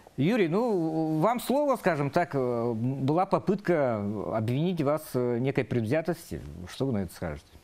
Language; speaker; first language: Russian; non-native, local second language; Yakut